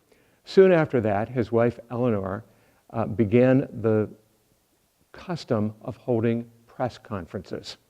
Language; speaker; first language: English; native; English